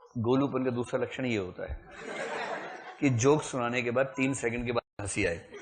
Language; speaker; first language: Hindi; native; Hindi